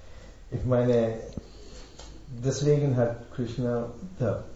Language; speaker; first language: German; non-native, fluent; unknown